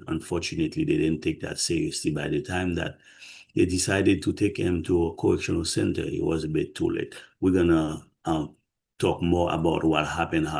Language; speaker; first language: English; non-native, fluent; Haitian Creole